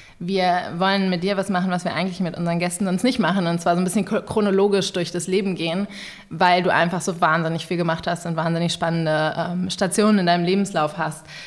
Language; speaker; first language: German; native; German